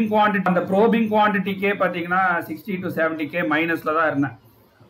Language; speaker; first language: Tamil; native; Tamil